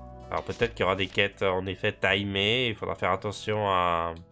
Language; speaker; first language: French; native; French